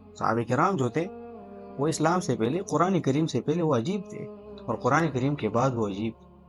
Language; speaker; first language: Urdu; non-native, local second language; Pashto